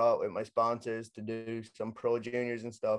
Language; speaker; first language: English; native; English